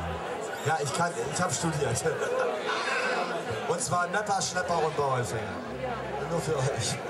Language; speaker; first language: German; native; German